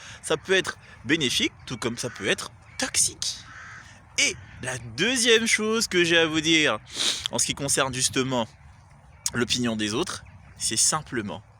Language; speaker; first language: French; native; French